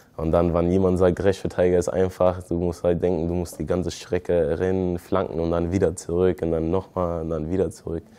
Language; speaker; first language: German; non-native, fluent; English